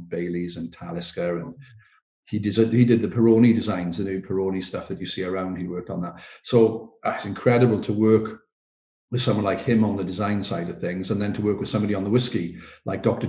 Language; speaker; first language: English; native; English